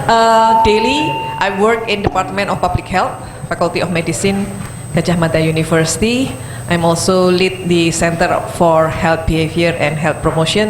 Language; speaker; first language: English; non-native, fluent; Indonesian